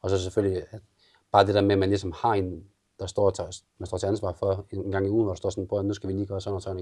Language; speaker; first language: Danish; native; Danish